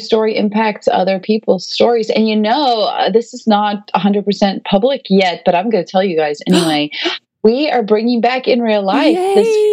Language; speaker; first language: English; native; English